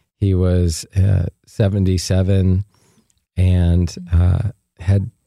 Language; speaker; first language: English; native; English